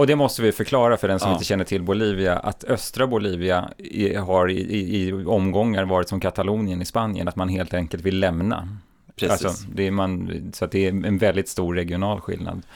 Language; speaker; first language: Swedish; native; Swedish